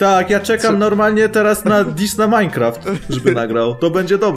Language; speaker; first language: Polish; native; Polish